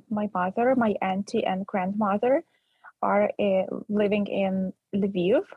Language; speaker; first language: English; non-native, fluent; Ukrainian